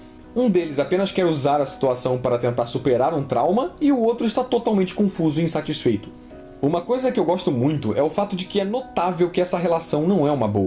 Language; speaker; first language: Portuguese; native; Portuguese